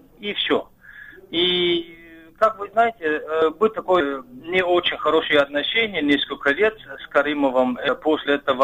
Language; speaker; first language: Russian; non-native, fluent; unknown